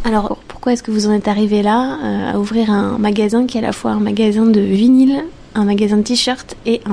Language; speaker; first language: French; native; French